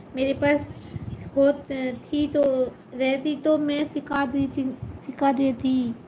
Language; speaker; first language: Hindi; non-native, local second language; Bangla